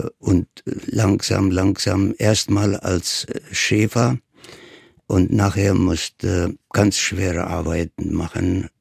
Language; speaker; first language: German; non-native, fluent; Italian